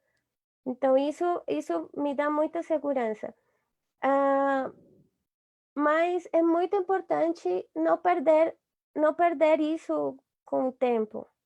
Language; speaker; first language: Portuguese; non-native, fluent; Spanish